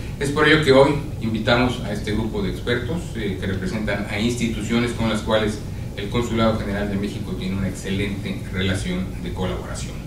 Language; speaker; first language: Spanish; native; Spanish